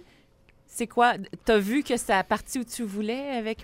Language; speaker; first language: French; native; French